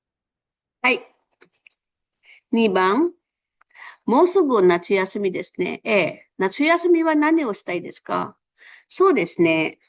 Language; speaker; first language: Japanese; non-native, fluent; Filipino